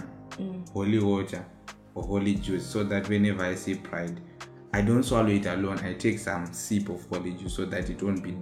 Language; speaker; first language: English; non-native, local second language; Shona